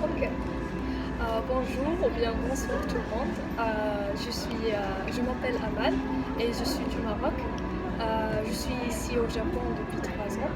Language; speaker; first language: French; non-native, local second language; Arabic